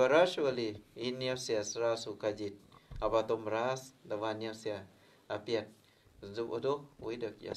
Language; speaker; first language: Russian; non-native, learner; Thai